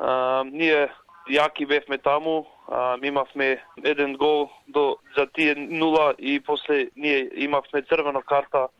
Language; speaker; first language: Macedonian; early bilingual, heritage; Macedonian